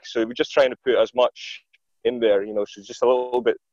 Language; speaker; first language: English; non-native, fluent; Greek